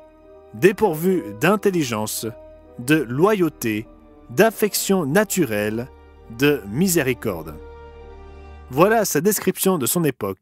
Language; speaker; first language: French; native; French